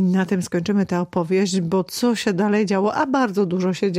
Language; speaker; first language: Polish; native; Polish